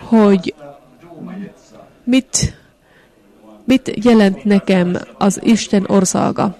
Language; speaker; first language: Hungarian; non-native, fluent; Finnish